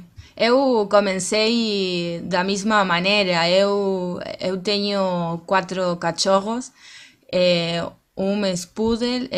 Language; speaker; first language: Portuguese; non-native, learner; Spanish